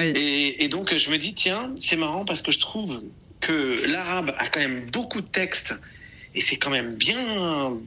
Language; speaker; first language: French; native; French